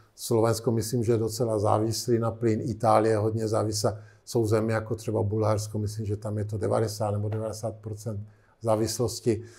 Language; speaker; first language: Czech; non-native, fluent; Italian